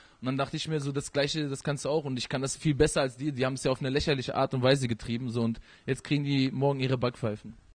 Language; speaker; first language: German; early bilingual, other home language; Persian